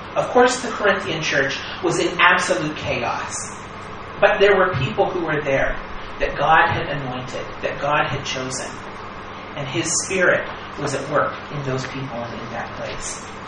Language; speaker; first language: English; native; English